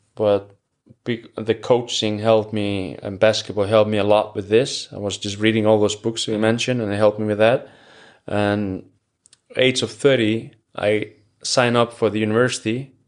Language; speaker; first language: English; non-native, fluent; Icelandic